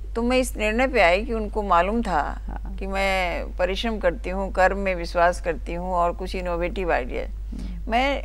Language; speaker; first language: Hindi; native; Hindi